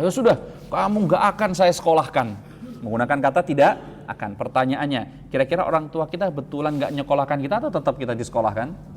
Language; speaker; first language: Indonesian; native; Indonesian